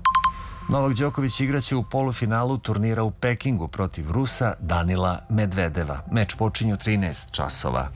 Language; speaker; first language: Serbian; native; Serbian